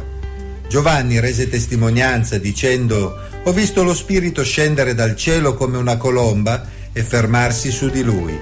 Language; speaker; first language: Italian; native; Italian